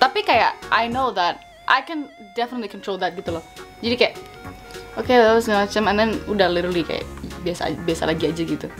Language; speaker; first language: English; early bilingual, heritage; English